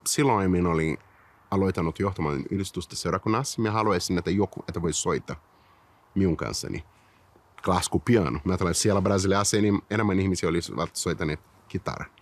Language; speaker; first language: Finnish; non-native, fluent; Portuguese